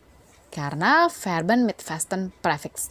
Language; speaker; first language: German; non-native, fluent; Indonesian